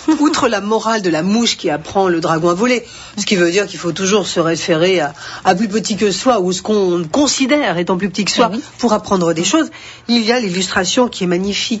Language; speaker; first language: French; native; French